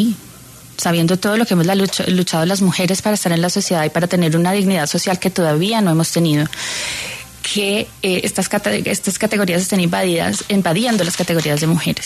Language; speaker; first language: Spanish; native; Spanish